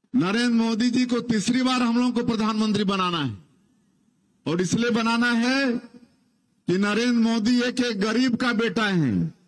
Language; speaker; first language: Hindi; native; Hindi